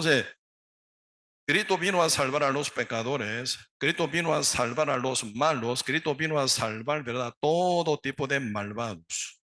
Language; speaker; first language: Spanish; non-native, learner; Korean